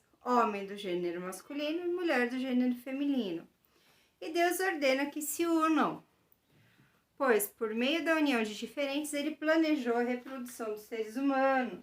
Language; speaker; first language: Portuguese; native; Portuguese